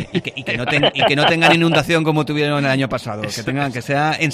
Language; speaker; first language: Spanish; native; Spanish